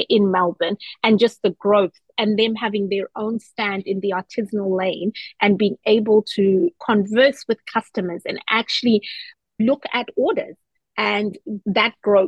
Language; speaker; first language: English; non-native, local second language; Shona